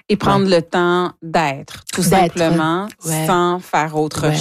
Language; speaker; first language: French; native; French